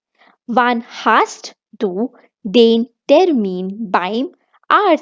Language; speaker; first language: German; non-native, fluent; Hindi